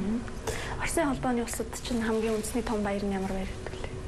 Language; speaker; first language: Mongolian; native; Mongolian